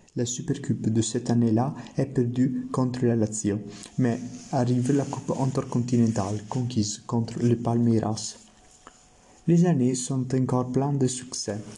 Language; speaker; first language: French; non-native, learner; Italian